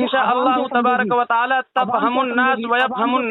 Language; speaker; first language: Arabic; non-native, fluent; Urdu